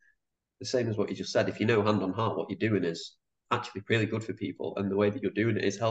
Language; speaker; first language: English; native; English